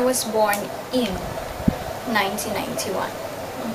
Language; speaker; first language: English; non-native, learner; Indonesian